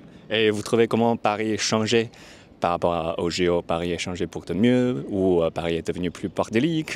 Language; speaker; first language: French; non-native, fluent; Chinese